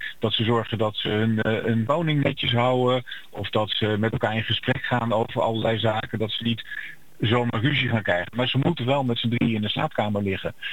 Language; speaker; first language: Dutch; native; Dutch